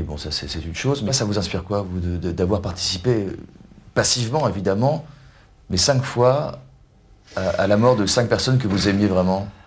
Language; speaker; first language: French; native; French